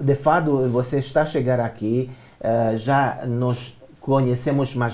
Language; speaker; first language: Portuguese; non-native, learner; Romanian